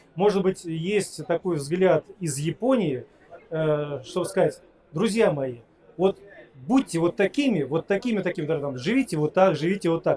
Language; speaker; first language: Russian; native; Russian